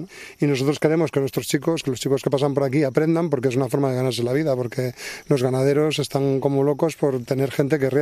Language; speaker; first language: Spanish; native; Spanish